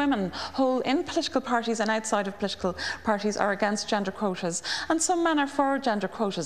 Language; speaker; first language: English; native; English